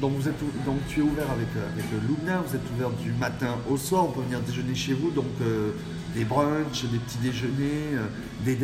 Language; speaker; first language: French; native; French